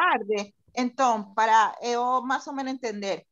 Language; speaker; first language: Portuguese; non-native, learner; Spanish